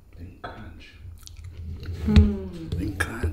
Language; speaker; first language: German; non-native, learner; Italian